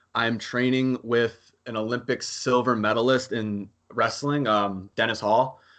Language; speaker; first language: English; native; English